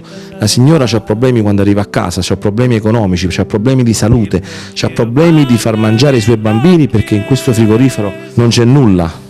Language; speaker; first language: Italian; native; Italian